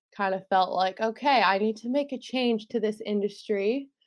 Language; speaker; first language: English; native; English